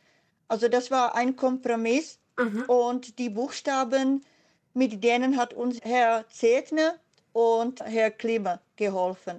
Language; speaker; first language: German; non-native, fluent; Czech